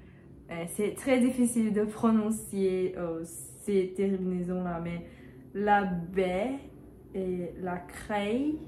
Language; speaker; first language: French; non-native, learner; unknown